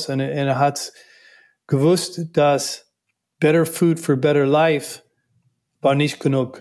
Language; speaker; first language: German; non-native, learner; English